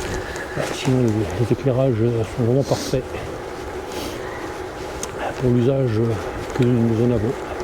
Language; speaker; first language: French; native; French